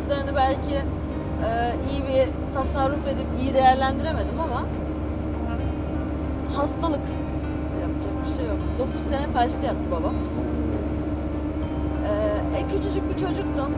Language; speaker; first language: Turkish; native; Turkish